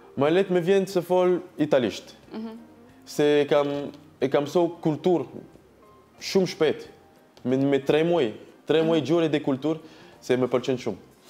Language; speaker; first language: Albanian; non-native, learner; French